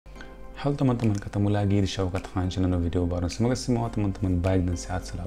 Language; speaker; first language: Indonesian; non-native, fluent; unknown